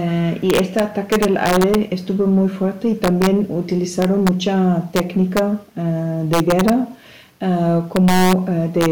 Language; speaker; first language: Spanish; non-native, learner; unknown